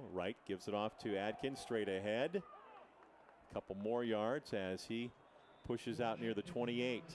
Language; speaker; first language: English; native; English